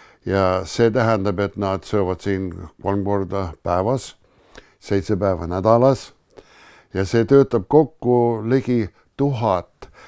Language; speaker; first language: Estonian; non-native, fluent; English